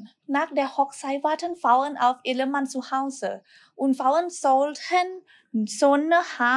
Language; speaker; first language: German; non-native, learner; Thai